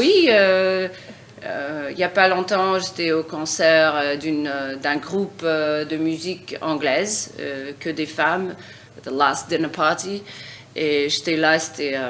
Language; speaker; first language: French; non-native, fluent; Russian